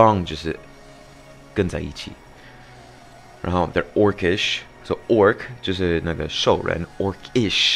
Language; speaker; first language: Chinese; non-native, fluent; English